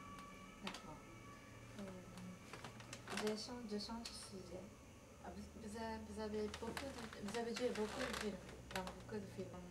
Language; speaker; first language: French; non-native, learner; Japanese